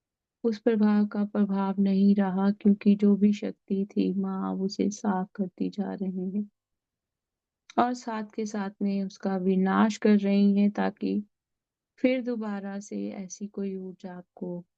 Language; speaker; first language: Hindi; native; Hindi